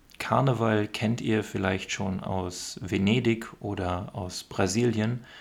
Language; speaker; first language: German; native; German